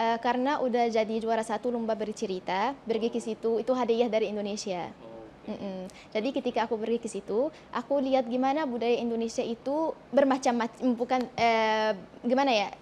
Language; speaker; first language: Indonesian; non-native, fluent; Arabic